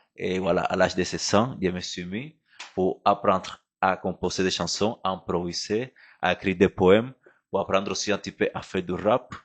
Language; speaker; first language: French; non-native, fluent; Spanish